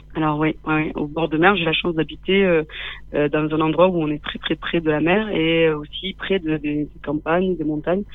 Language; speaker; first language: French; native; French